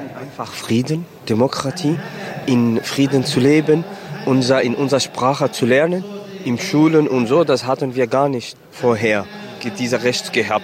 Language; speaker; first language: German; non-native, learner; Kurdish